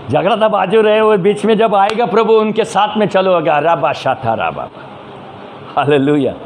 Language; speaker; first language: Hindi; non-native, local second language; Marathi